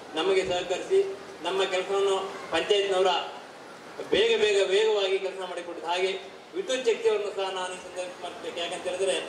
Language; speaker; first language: Kannada; native; Kannada